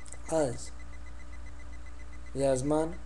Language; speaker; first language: Hebrew; non-native, learner; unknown